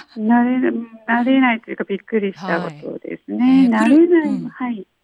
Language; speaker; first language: Japanese; non-native, fluent; Korean